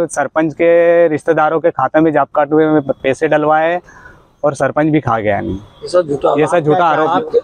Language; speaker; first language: Hindi; native; Hindi